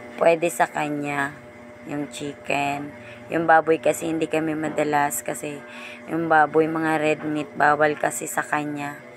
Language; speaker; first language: Filipino; non-native, local second language; Masbatenyo